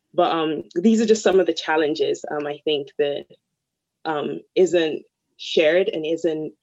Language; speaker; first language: English; early bilingual, other home language; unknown